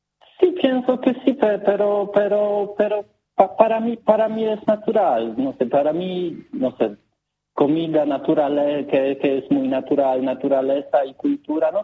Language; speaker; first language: Spanish; non-native, learner; Polish